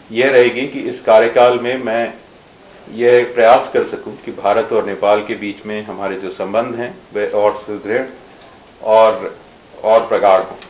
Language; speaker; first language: Hindi; native; Hindi